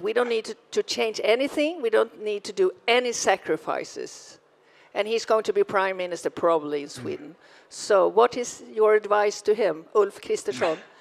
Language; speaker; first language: English; non-native, fluent; Swedish